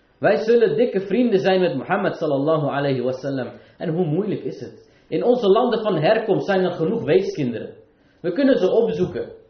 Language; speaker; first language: Dutch; early bilingual, other home language; Arabic